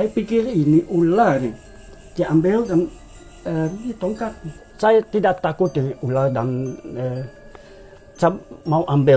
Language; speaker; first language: Indonesian; non-native, learner; Dutch